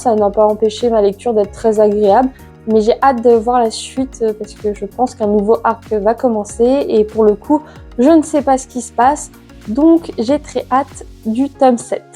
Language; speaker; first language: French; native; French